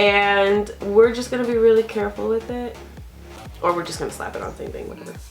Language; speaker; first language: English; native; English